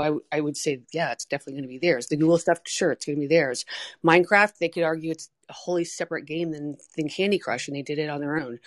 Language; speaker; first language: English; non-native, fluent; Portuguese